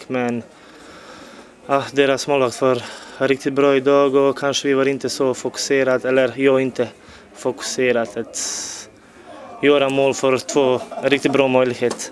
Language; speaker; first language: Swedish; non-native, fluent; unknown